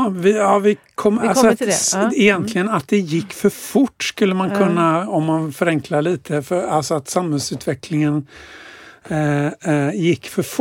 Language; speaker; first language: Swedish; native; Swedish